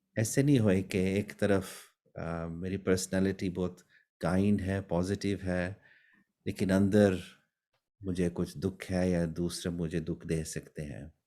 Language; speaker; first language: Hindi; early bilingual, heritage; Hindi